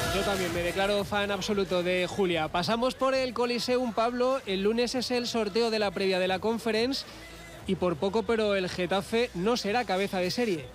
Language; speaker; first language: Spanish; native; Spanish